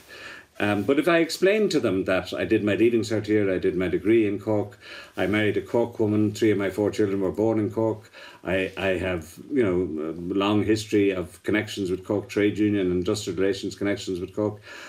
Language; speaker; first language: English; native; English